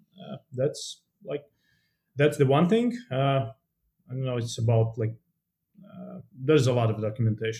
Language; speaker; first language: English; non-native, fluent; Latvian